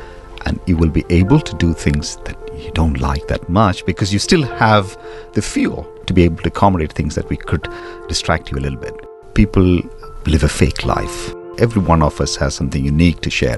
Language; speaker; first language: English; non-native, local second language; Tamil